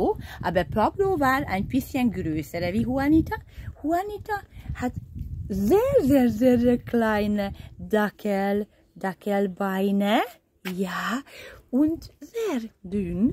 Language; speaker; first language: German; non-native, learner; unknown